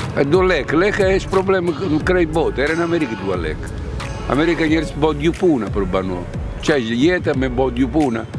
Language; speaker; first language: Albanian; non-native, learner; Italian